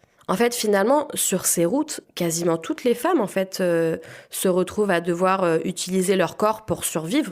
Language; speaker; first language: French; native; French